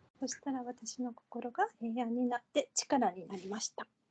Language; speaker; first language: Japanese; non-native, fluent; Korean